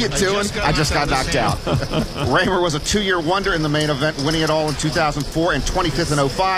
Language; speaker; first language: English; native; English